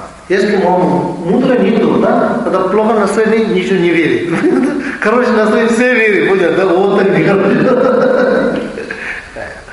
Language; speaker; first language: Russian; non-native, learner; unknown